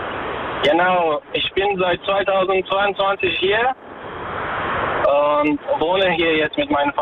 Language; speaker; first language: German; early bilingual, other home language; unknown